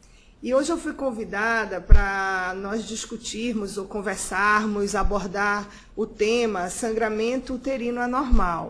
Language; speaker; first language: Portuguese; native; Portuguese